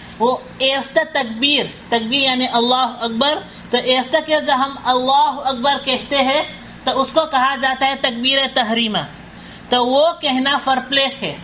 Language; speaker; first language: Urdu; non-native, fluent; Caribbean Hindustani